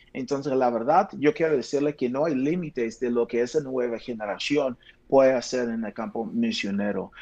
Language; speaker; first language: Spanish; non-native, fluent; English